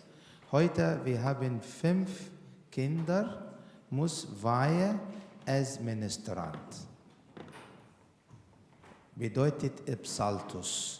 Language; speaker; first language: German; non-native, learner; Arabic